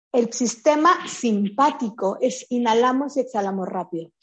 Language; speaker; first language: Spanish; native; Spanish